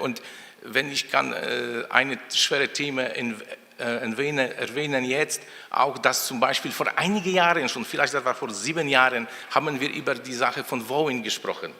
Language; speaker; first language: German; non-native, fluent; Polish